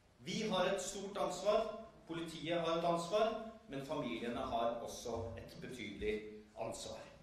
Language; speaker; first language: Norwegian; native; Norwegian